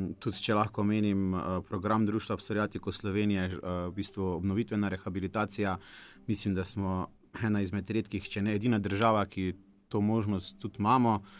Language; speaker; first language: Slovenian; native; Slovenian